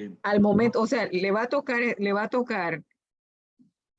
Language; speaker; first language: Spanish; native; Spanish